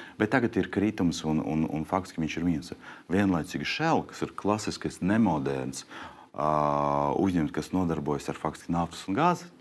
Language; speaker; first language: Latvian; non-native, local second language; Russian